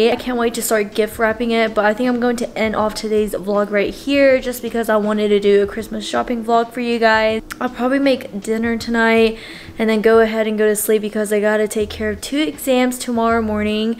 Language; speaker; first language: English; native; English